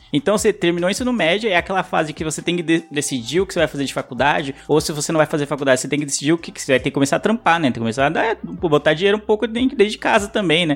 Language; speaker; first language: Portuguese; native; Portuguese